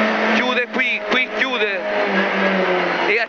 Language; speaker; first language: Italian; native; Italian